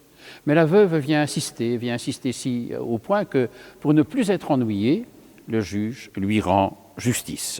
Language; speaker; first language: French; native; French